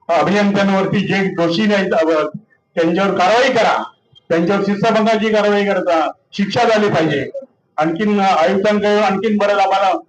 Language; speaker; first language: Marathi; native; Marathi